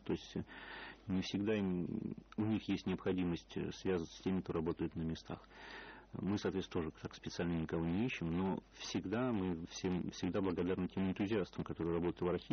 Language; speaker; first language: Russian; native; Russian